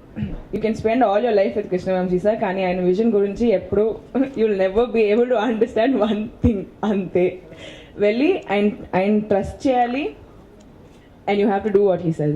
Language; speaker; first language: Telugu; non-native, learner; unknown